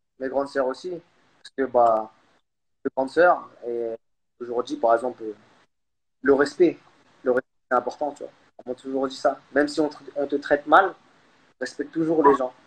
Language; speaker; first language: French; early bilingual, other home language; Khmer